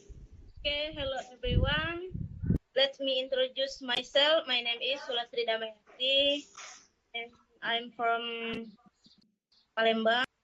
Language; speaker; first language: English; non-native, learner; Indonesian